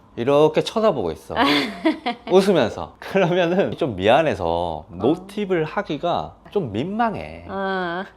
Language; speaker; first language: Korean; non-native, local second language; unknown